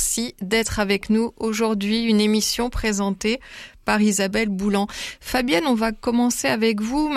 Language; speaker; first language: French; native; French